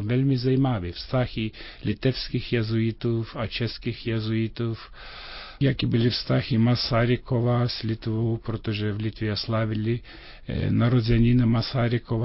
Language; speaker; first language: Czech; non-native, fluent; Lithuanian